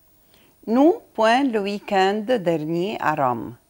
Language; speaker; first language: French; non-native, fluent; Arabic